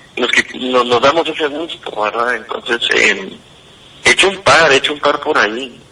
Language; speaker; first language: Spanish; native; Spanish